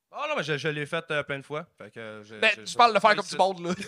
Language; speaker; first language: French; native; French